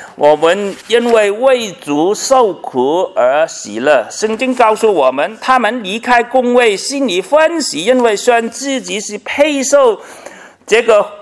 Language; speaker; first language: Chinese; non-native, local second language; Cantonese